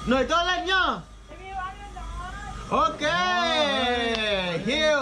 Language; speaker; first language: Vietnamese; non-native, learner; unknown